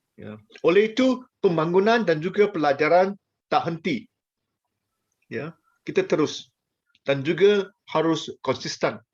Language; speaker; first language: Malay; non-native, local second language; Chinese